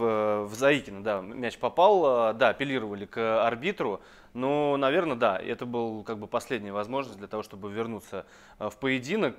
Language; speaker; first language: Russian; native; Russian